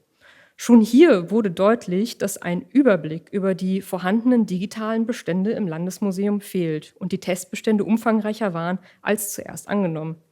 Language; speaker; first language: German; native; German